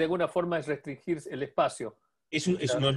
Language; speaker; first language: Spanish; native; Spanish